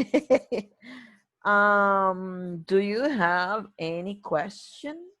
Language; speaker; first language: English; non-native, fluent; Spanish